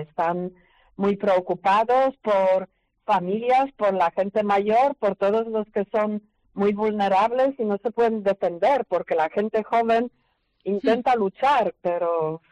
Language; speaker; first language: Spanish; non-native, fluent; Polish